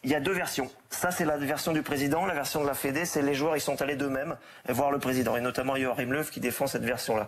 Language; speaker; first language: French; native; French